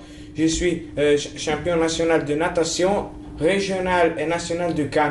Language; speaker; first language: French; non-native, learner; Italian